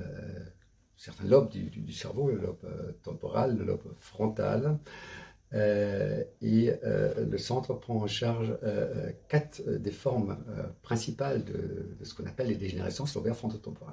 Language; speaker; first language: French; native; French